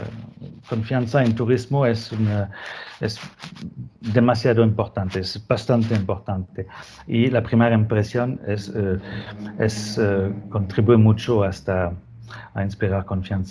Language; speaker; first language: Spanish; non-native, fluent; French